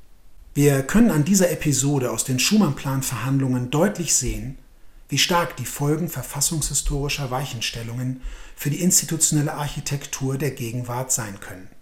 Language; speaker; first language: German; native; German